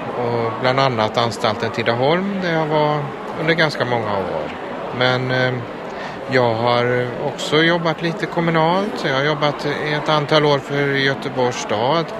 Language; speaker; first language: Swedish; native; Swedish